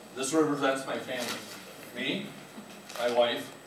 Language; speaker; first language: English; native; English